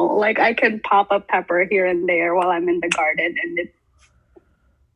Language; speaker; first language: English; non-native, local second language; Filipino